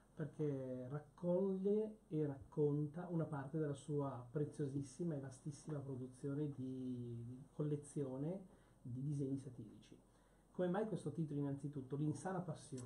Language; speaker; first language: Italian; native; Italian